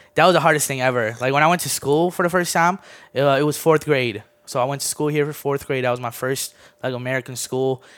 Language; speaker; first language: English; early bilingual, other home language; Armenian